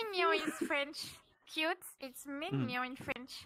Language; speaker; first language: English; non-native, learner; French